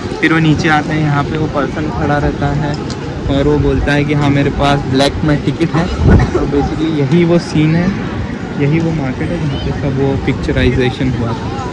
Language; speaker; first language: Hindi; native; Hindi